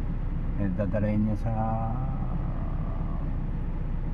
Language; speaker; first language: Filipino; non-native, learner; Japanese